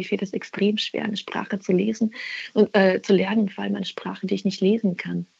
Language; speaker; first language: German; early bilingual, other home language; Russian